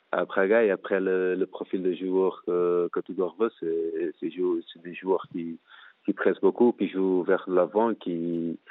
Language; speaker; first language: French; non-native, fluent; Portuguese